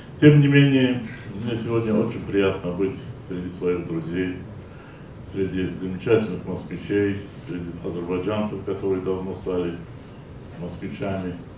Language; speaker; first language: Russian; non-native, local second language; Azerbaijani